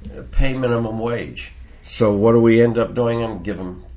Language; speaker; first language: English; native; English